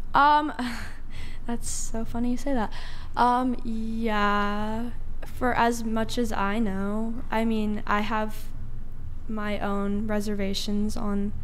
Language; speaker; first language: English; native; English